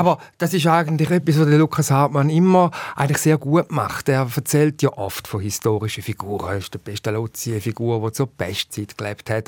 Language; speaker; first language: German; native; German